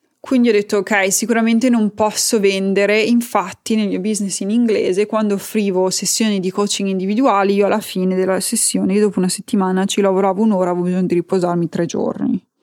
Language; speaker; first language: Italian; native; Italian